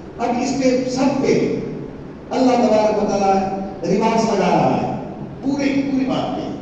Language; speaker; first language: Urdu; non-native, local second language; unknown